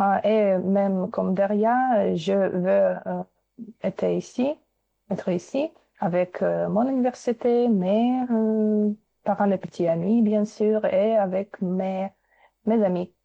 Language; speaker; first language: French; non-native, fluent; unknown